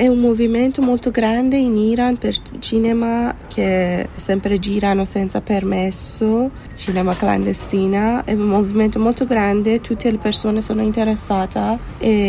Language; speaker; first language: Italian; non-native, fluent; Persian